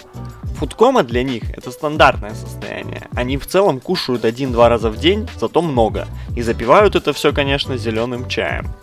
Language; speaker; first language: Russian; native; Russian